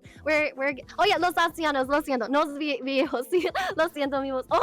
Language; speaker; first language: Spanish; non-native, learner; English